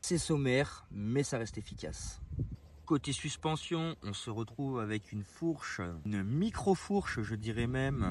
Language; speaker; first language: French; native; French